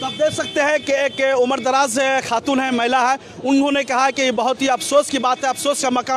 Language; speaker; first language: Hindi; native; Hindi